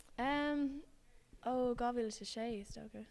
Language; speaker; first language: Irish; non-native, local second language; English